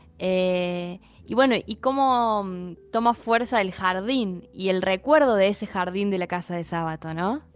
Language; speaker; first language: Spanish; native; Spanish